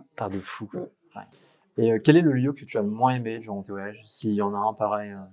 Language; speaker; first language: French; native; French